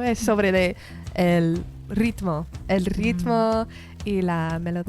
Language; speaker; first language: Spanish; non-native, learner; English